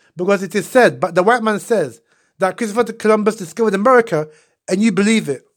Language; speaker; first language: English; non-native, local second language; Akan